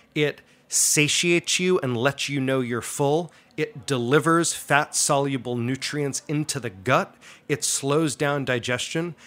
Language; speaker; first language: English; native; English